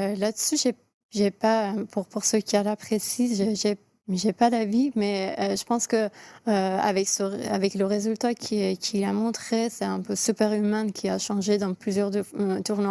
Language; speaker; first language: French; non-native, fluent; Persian